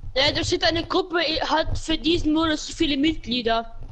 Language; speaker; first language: German; non-native, local second language; Luxembourgish